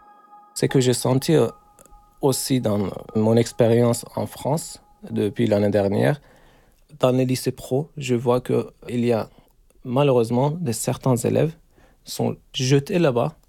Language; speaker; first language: French; non-native, learner; Turkish